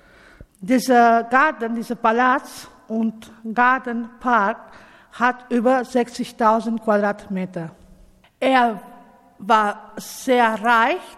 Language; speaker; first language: German; non-native, learner; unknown